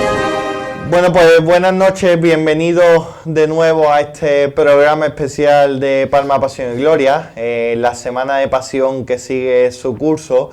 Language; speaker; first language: Spanish; native; Spanish